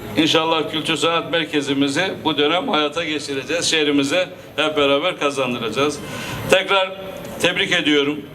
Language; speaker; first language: Turkish; native; Turkish